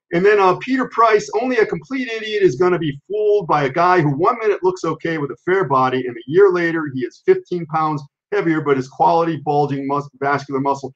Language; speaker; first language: English; native; English